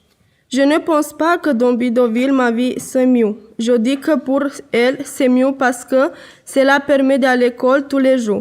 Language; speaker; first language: French; non-native, learner; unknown